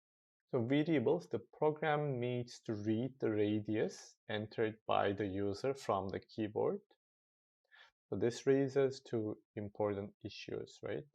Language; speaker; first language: English; non-native, fluent; Turkish